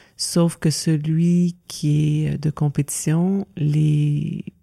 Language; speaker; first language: French; native; French